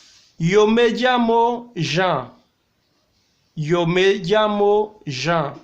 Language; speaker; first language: Spanish; non-native, learner; Haitian Creole